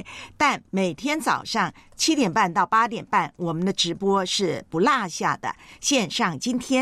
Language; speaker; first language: Chinese; native; Chinese